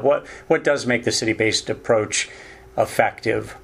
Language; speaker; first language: English; native; English